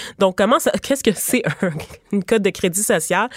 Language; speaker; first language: French; native; French